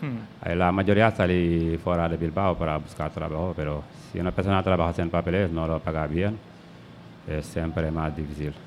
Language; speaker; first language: Spanish; non-native, learner; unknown